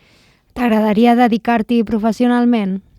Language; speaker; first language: Catalan; native; Catalan